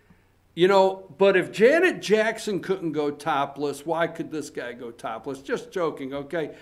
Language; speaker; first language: English; native; English